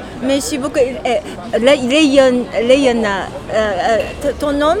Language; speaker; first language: French; non-native, learner; Japanese